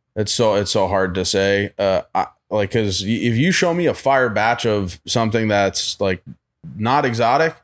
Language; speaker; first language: English; native; English